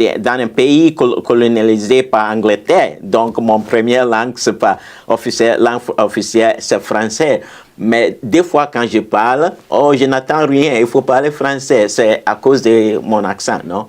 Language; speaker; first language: French; non-native, fluent; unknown